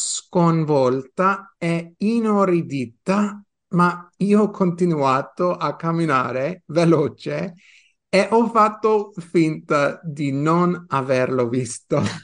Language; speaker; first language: Italian; non-native, fluent; English